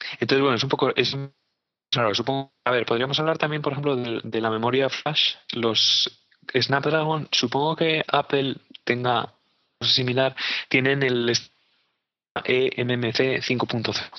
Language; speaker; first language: Spanish; native; Spanish